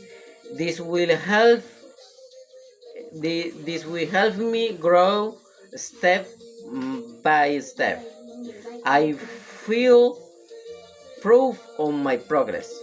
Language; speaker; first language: English; non-native, learner; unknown